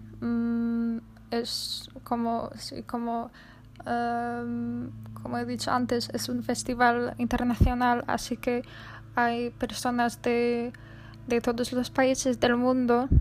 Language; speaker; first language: Spanish; non-native, fluent; Polish